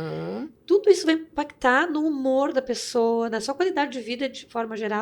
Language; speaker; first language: Portuguese; native; Portuguese